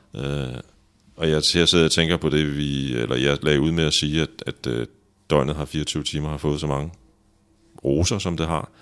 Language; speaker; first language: Danish; native; Danish